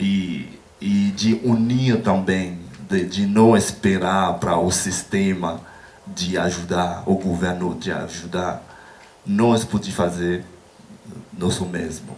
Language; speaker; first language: Portuguese; non-native, learner; Haitian Creole